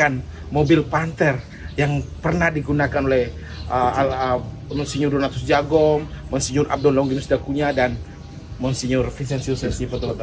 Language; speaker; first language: Indonesian; native; Indonesian